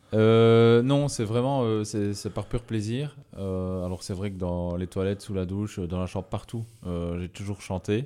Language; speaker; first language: French; native; French